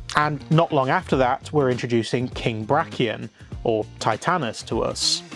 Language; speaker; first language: English; native; English